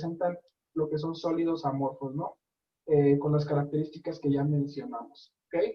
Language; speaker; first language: Spanish; native; Spanish